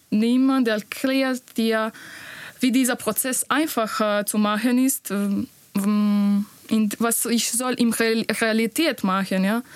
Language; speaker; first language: German; non-native, learner; Bosnian